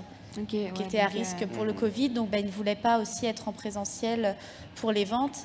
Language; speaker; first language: French; native; French